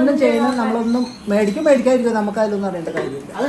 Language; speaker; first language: Malayalam; native; Malayalam